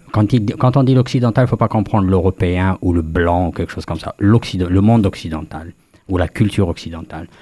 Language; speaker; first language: French; non-native, local second language; Kabyle